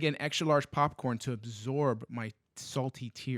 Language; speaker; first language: English; native; English